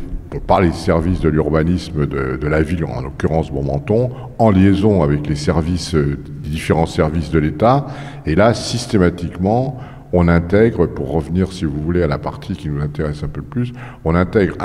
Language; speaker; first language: French; native; French